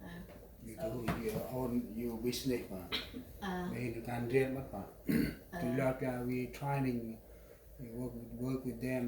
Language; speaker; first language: English; non-native, learner; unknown